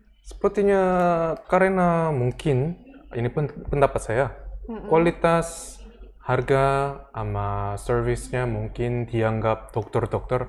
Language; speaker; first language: Indonesian; early bilingual, other home language; Korean